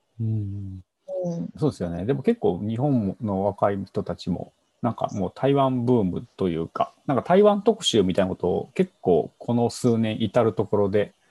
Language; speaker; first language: Japanese; native; Japanese